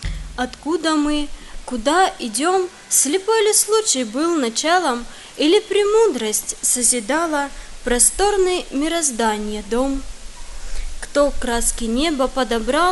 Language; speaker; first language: Russian; native; Russian